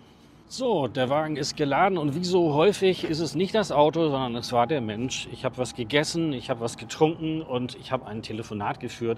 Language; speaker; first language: German; native; German